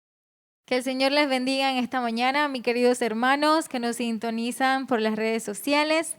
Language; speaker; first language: Spanish; native; Spanish